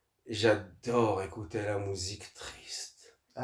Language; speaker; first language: French; non-native, fluent; Hebrew